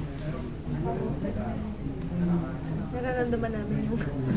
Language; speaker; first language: English; non-native, local second language; Filipino